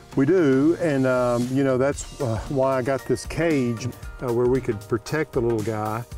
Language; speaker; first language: English; native; English